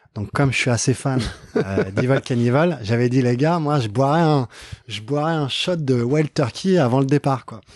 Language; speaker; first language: French; native; French